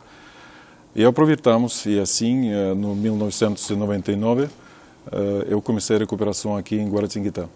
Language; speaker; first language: Portuguese; non-native, fluent; Russian